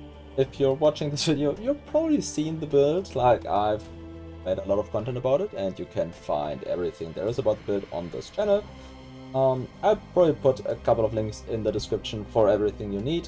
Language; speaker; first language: English; non-native, fluent; German